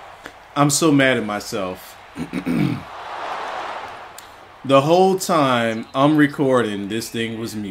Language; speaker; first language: English; native; English